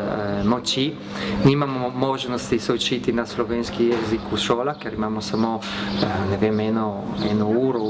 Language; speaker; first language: Slovenian; non-native, local second language; Italian